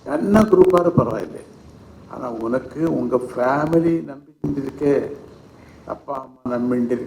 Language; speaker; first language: Tamil; non-native, fluent; Kannada